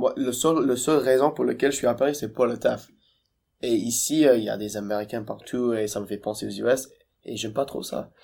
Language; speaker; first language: French; non-native, fluent; English